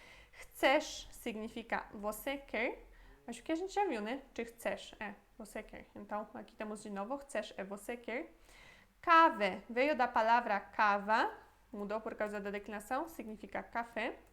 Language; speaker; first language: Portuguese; non-native, fluent; Polish